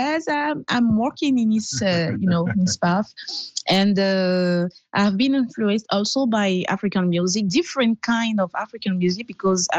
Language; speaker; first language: English; non-native, fluent; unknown